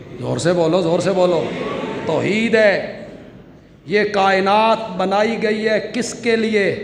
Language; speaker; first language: Urdu; non-native, local second language; Punjabi